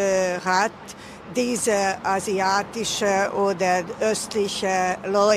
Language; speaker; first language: German; non-native, fluent; Hungarian